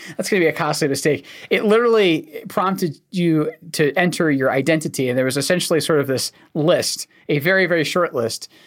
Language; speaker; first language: English; native; English